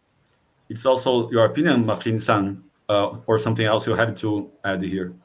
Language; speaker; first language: English; non-native, fluent; Portuguese